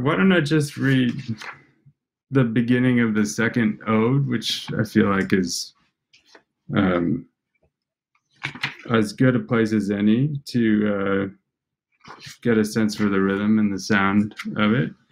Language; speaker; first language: English; native; English